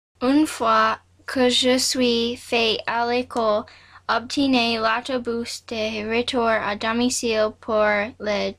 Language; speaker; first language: French; non-native, learner; English